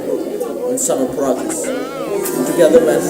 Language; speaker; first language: English; non-native, learner; Ukrainian